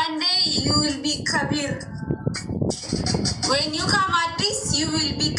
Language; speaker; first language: English; non-native, learner; Amharic